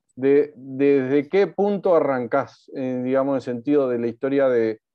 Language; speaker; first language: Spanish; native; Spanish